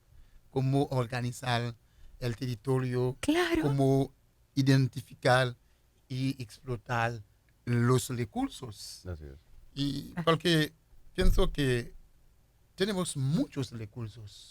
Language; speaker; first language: Spanish; non-native, fluent; Haitian Creole